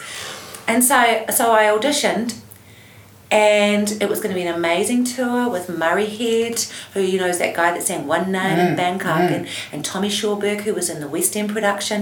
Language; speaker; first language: English; native; English